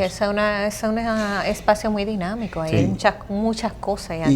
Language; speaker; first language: Spanish; native; Spanish